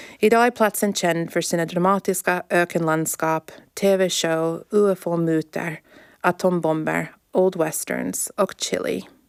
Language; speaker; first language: Swedish; early bilingual, heritage; Swedish